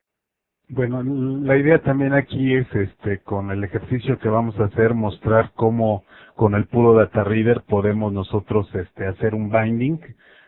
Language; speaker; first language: Spanish; native; Spanish